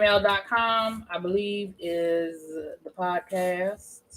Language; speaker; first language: English; native; English